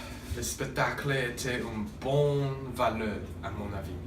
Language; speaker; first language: French; non-native, learner; English